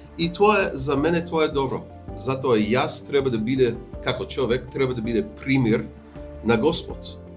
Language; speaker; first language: Macedonian; non-native, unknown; English